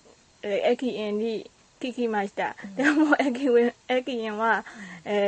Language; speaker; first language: Japanese; non-native, learner; Burmese